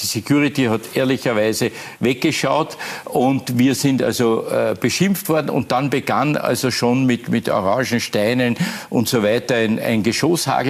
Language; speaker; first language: German; native; German